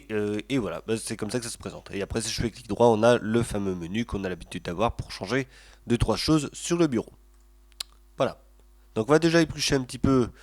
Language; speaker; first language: French; native; French